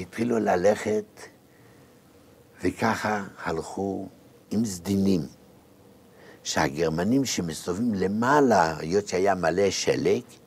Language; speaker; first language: Hebrew; non-native, fluent; Yiddish